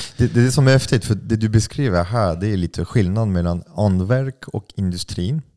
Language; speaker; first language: Swedish; non-native, fluent; French